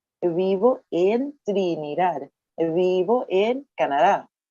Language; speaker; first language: Spanish; non-native, fluent; English